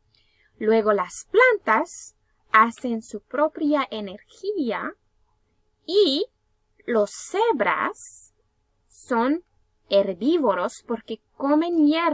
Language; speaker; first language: Spanish; early bilingual, heritage; Spanish